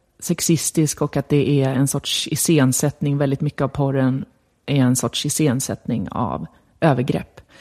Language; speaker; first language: Swedish; native; Swedish